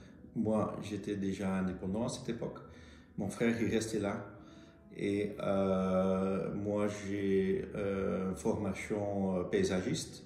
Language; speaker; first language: French; non-native, local second language; Dutch